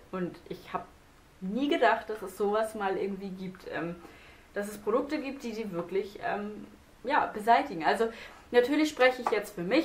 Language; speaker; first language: German; native; German